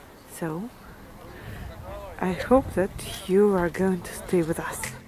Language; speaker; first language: English; non-native, fluent; Russian